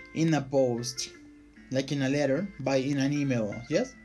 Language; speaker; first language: English; non-native, fluent; Spanish